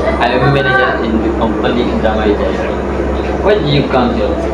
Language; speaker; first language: English; non-native, learner; Indonesian